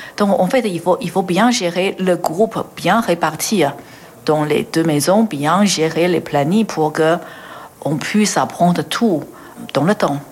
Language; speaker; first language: French; non-native, fluent; Chinese